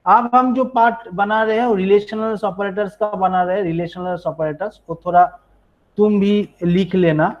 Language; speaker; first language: Hindi; non-native, local second language; Bangla